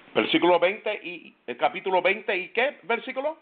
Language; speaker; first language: Spanish; native; Spanish